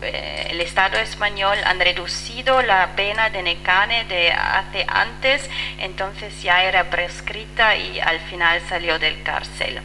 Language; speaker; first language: Spanish; non-native, fluent; French